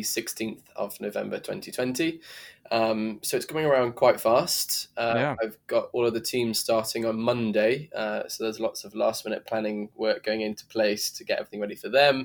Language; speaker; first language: English; native; English